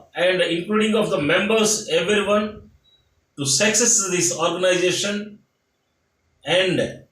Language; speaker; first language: English; non-native, local second language; Telugu